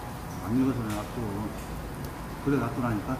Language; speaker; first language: Korean; native; Korean